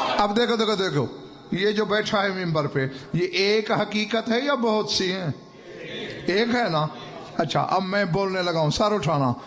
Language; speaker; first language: Urdu; non-native, local second language; Saraiki